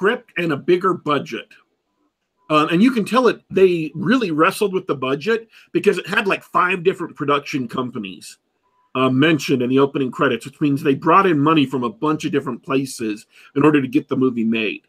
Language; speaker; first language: English; native; English